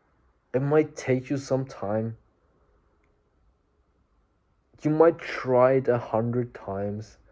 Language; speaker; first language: English; non-native, fluent; German